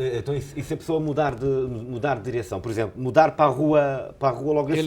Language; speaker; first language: Portuguese; native; Portuguese